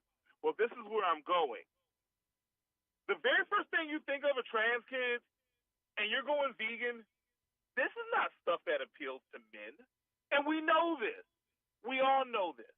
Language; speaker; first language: English; native; English